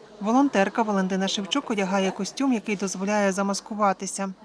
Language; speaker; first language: Ukrainian; native; Ukrainian